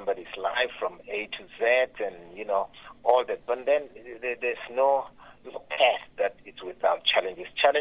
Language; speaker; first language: English; non-native, local second language; Tsonga